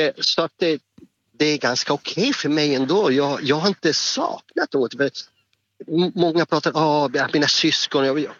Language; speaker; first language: Swedish; non-native, fluent; Spanish